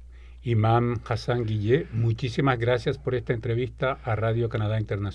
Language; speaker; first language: Spanish; native; Spanish